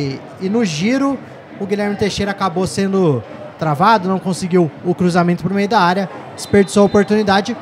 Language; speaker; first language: Portuguese; native; Portuguese